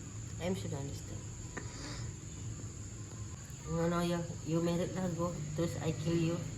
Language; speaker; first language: English; non-native, learner; Indonesian